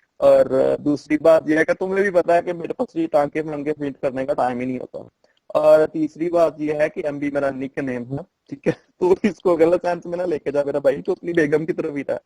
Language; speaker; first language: Urdu; non-native, local second language; Punjabi